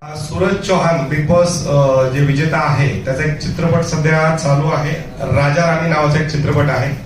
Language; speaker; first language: Marathi; non-native, local second language; Urdu